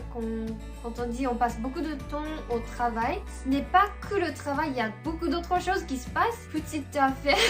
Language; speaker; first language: French; non-native, fluent; Japanese